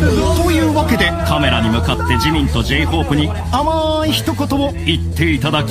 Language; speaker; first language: Japanese; native; Japanese